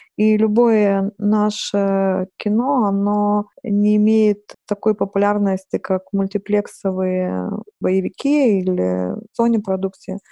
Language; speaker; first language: Russian; non-native, fluent; Lithuanian